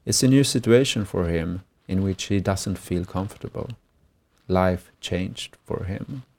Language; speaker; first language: English; non-native, fluent; Swedish